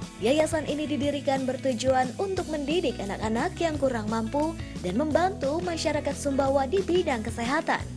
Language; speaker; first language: Indonesian; native; Indonesian